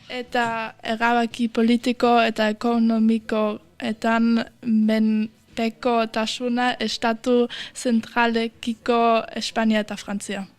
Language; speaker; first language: Basque; early bilingual, heritage; Basque